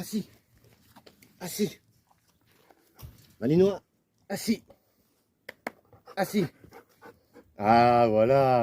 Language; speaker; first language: French; native; French